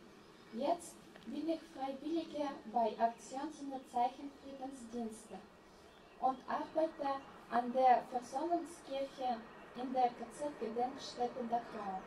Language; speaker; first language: German; non-native, fluent; Russian